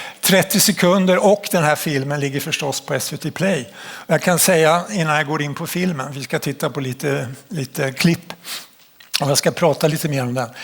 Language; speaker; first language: Swedish; native; Swedish